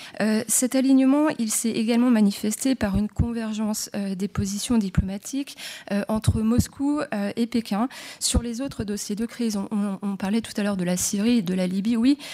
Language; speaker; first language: French; native; French